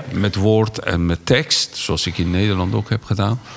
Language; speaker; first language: Dutch; non-native, fluent; Persian